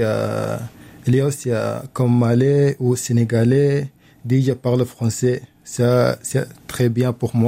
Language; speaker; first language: French; non-native, learner; Arabic